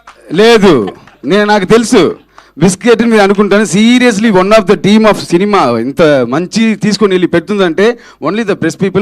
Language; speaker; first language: Telugu; early bilingual, other home language; Tamil